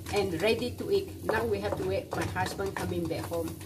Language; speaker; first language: English; non-native, local second language; Malay